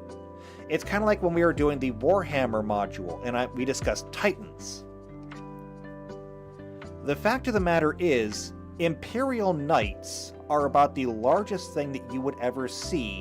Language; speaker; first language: English; native; English